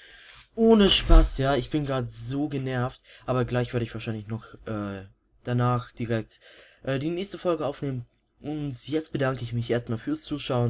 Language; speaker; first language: German; native; German